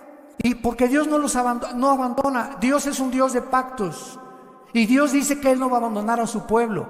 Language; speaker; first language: Spanish; native; Spanish